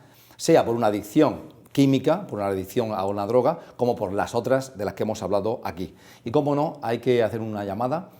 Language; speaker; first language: Spanish; native; Spanish